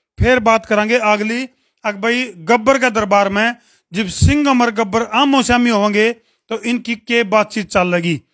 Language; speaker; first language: Hindi; native; Hindi